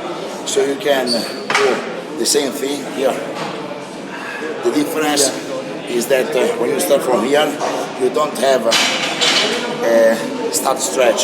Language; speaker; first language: English; non-native, learner; Italian